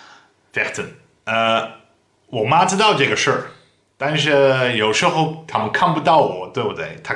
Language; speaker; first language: Chinese; non-native, fluent; Dutch